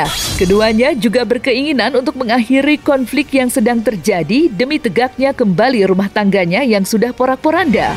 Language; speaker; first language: Indonesian; native; Indonesian